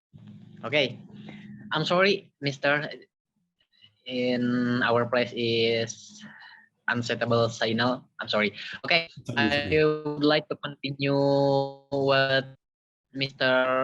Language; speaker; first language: English; non-native, learner; Indonesian